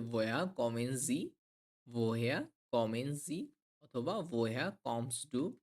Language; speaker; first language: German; non-native, fluent; Bangla